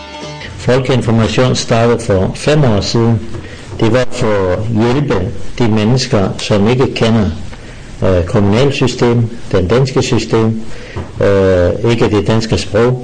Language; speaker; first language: Danish; non-native, fluent; Persian